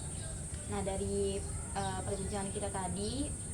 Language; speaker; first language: Indonesian; native; Indonesian